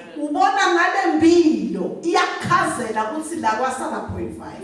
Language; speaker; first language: Zulu; non-native, local second language; Swati